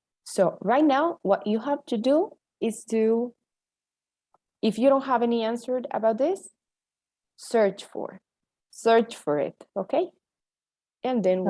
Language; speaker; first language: English; non-native, fluent; Spanish